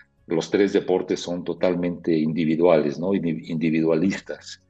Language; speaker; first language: Spanish; native; Spanish